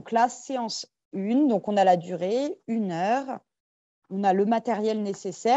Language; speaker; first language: French; native; French